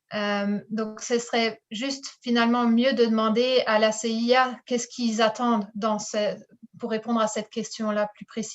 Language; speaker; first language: French; native; French